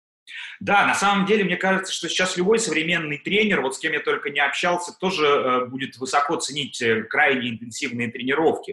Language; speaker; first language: Russian; native; Russian